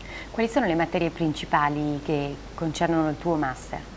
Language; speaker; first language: Italian; native; Italian